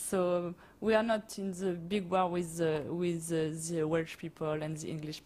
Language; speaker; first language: English; non-native, learner; French